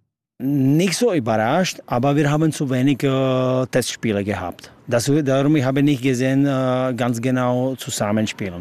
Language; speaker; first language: German; non-native, learner; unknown